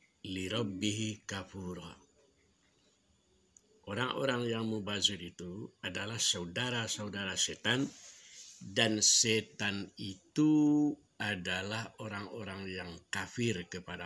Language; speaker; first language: Indonesian; non-native, local second language; Minangkabau